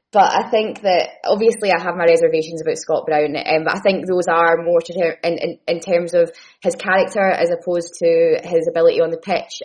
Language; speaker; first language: English; native; English